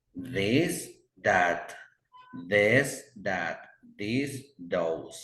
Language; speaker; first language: English; non-native, fluent; Spanish